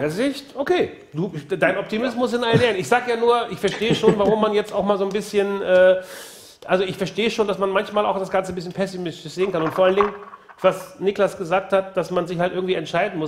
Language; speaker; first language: German; native; German